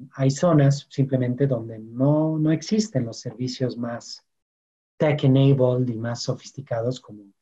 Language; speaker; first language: Spanish; non-native, fluent; French